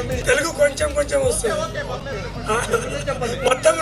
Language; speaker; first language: Telugu; non-native, learner; Kannada